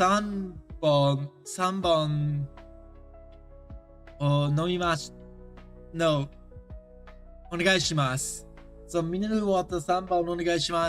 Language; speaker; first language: Japanese; non-native, learner; English